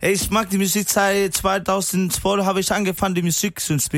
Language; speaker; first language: German; non-native, learner; Spanish